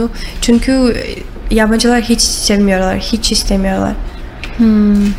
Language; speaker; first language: Turkish; non-native, learner; Russian